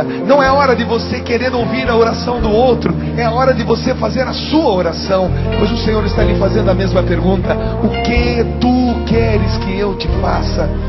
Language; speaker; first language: Portuguese; native; Portuguese